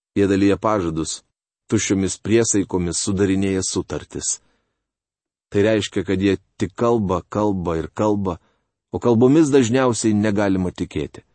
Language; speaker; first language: Lithuanian; native; Lithuanian